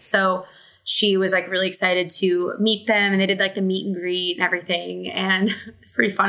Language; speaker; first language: English; native; English